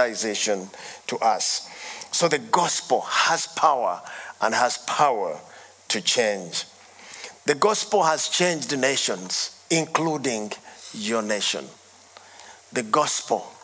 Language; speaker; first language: English; non-native, local second language; Ganda